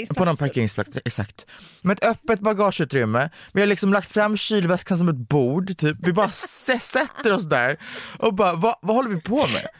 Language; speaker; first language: Swedish; early bilingual, other home language; Romanian